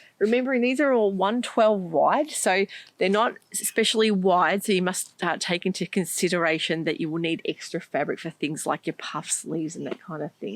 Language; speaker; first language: English; native; English